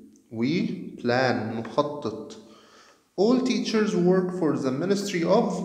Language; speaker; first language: English; non-native, fluent; Arabic